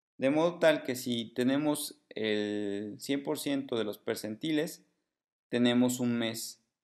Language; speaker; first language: Spanish; native; Spanish